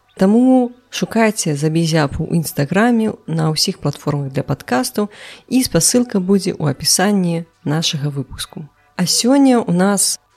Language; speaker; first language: Belarusian; non-native, local second language; Russian